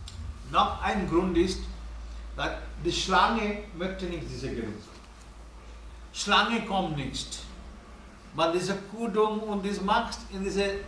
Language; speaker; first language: German; non-native, learner; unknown